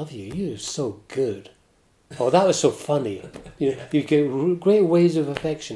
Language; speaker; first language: English; native; English